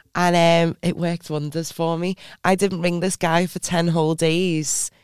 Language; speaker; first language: English; native; English